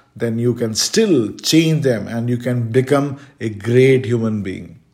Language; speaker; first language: English; non-native, local second language; Malayalam